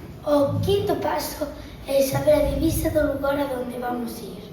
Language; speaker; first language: Galician; non-native, local second language; Spanish